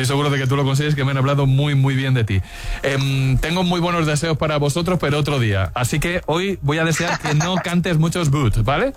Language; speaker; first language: Spanish; native; Spanish